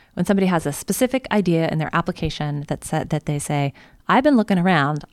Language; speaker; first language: English; native; English